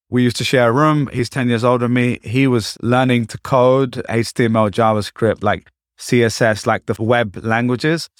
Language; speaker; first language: English; native; English